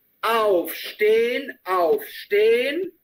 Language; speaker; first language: German; non-native, fluent; Spanish